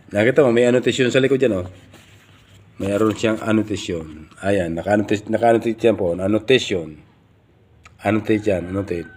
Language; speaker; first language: Filipino; non-native, local second language; Bikol